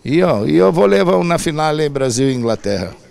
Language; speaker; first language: Italian; non-native, fluent; Portuguese